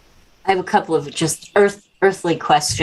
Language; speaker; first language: English; native; English